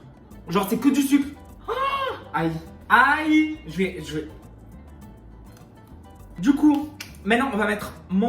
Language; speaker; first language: French; native; French